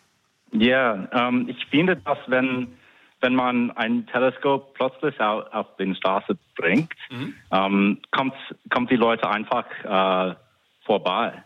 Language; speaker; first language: German; non-native, fluent; English